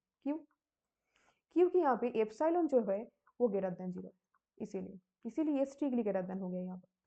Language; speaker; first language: Hindi; native; Hindi